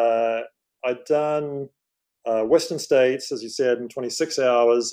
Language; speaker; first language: English; native; English